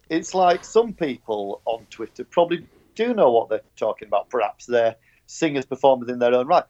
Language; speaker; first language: English; native; English